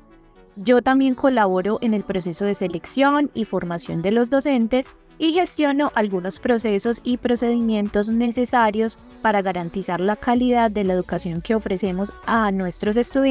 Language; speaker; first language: Spanish; native; Spanish